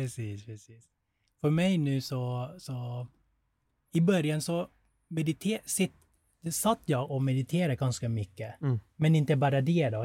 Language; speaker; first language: Swedish; non-native, fluent; Thai